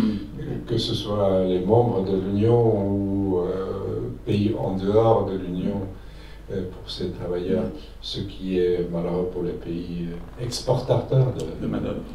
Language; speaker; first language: French; non-native, fluent; Serbian